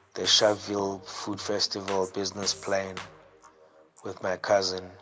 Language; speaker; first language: English; non-native, local second language; Southern Sotho